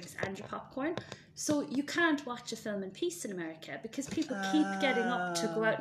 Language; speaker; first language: English; native; English